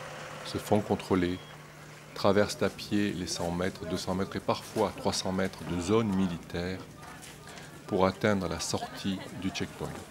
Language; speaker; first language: French; native; French